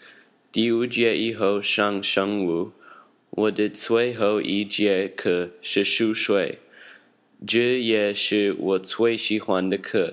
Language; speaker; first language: Chinese; non-native, learner; English